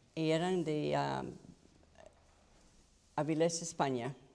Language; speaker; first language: Spanish; early bilingual, heritage; Spanish